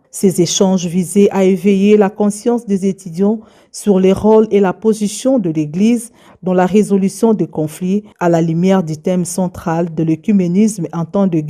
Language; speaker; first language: French; native; French